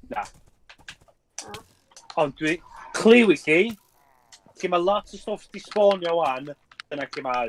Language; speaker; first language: Welsh; native; Welsh